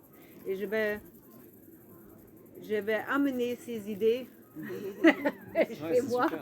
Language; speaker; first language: French; non-native, fluent; German